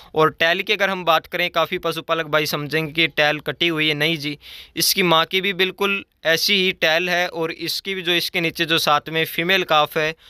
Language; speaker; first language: Hindi; native; Hindi